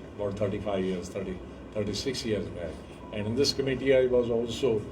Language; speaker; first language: English; non-native, local second language; Hindi